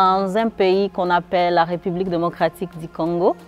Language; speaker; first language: French; non-native, local second language; Swahili